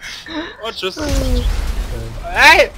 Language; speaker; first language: German; native; German